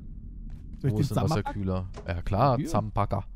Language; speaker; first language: German; native; German